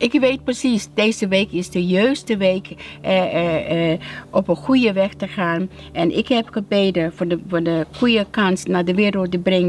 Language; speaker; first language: Dutch; non-native, learner; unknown